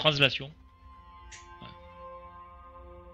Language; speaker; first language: French; native; French